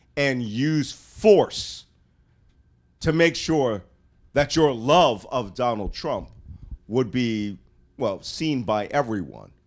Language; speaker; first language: English; native; English